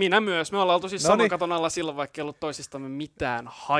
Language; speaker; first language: Finnish; native; Finnish